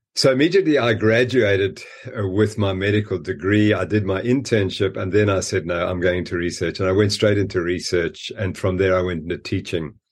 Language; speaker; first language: English; native; English